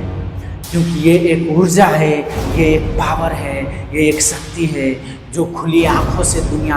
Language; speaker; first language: Hindi; non-native, local second language; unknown